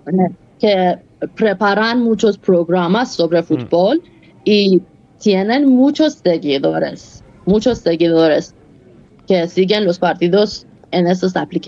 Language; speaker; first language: Spanish; non-native, fluent; Persian